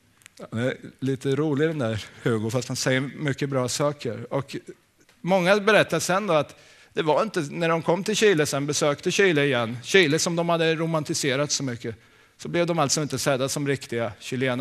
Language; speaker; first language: Swedish; native; Swedish